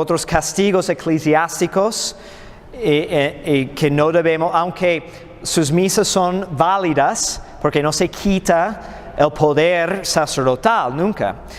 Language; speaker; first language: Spanish; non-native, fluent; English